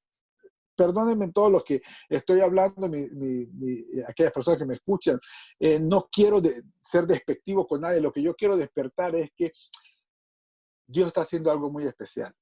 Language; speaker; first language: Spanish; native; Spanish